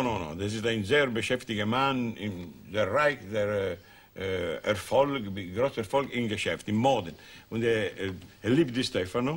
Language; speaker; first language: German; non-native, learner; Italian